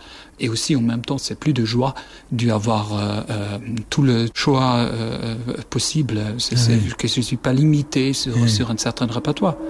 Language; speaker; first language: French; non-native, fluent; German